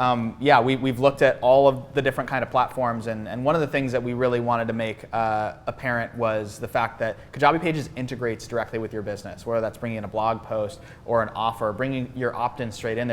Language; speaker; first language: English; native; English